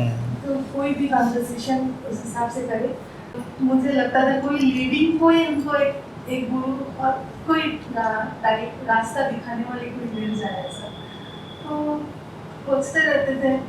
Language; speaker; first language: Hindi; non-native, local second language; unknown